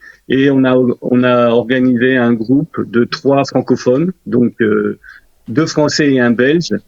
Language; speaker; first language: French; early bilingual, other home language; Korean